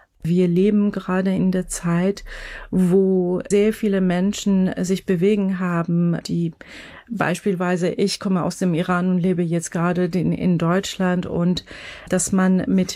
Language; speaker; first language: German; non-native, fluent; Persian